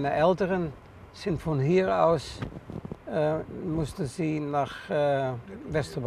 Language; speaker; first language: German; non-native, fluent; Dutch